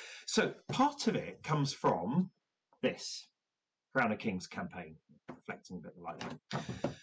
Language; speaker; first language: English; native; English